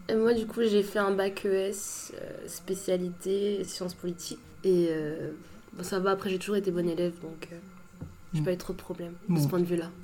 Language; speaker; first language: French; native; French